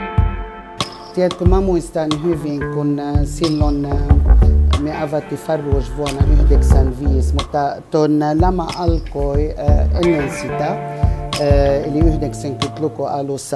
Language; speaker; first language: Finnish; non-native, fluent; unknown